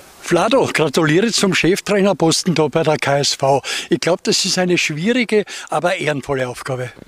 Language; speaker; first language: German; native; German